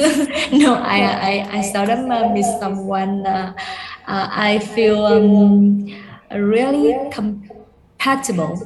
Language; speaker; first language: English; non-native, learner; Vietnamese